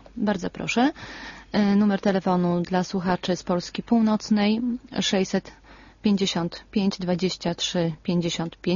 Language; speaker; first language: Polish; native; Polish